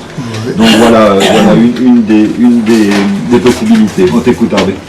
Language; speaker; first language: French; native; French